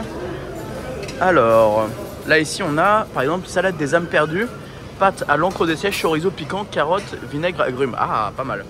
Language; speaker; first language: French; native; French